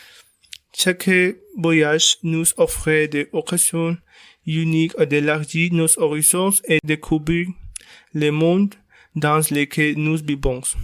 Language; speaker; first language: French; non-native, learner; Spanish